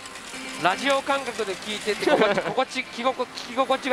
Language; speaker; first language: Japanese; native; Japanese